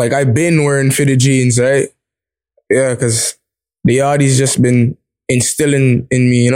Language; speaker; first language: English; native; English